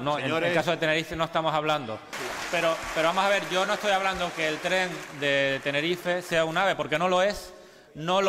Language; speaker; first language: Spanish; native; Spanish